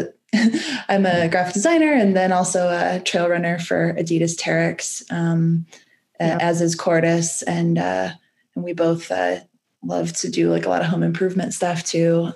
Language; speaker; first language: English; native; English